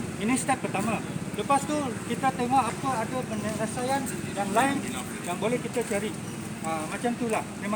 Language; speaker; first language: Malay; native; Malay